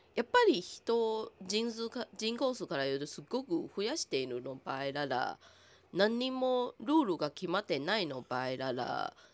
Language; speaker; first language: Japanese; non-native, fluent; Chinese